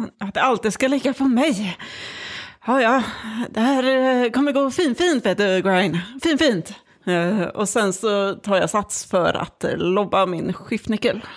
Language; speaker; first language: Swedish; native; Swedish